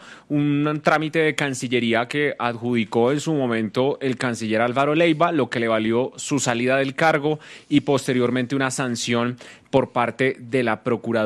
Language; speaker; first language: Spanish; native; Spanish